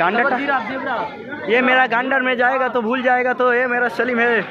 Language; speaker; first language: Hindi; non-native, learner; Bangla